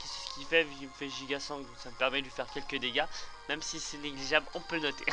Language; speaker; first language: French; native; French